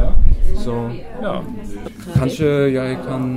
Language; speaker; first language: Norwegian; non-native, learner; German